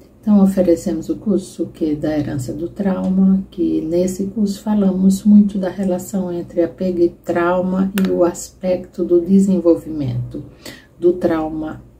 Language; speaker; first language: Portuguese; native; Portuguese